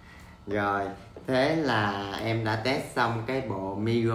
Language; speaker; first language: Vietnamese; native; Vietnamese